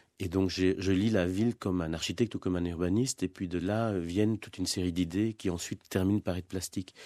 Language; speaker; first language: French; non-native, fluent; Spanish